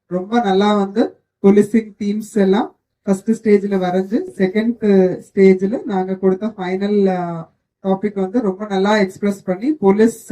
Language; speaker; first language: Tamil; native; Tamil